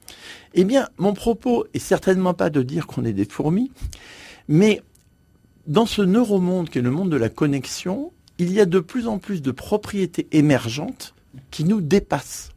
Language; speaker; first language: French; native; French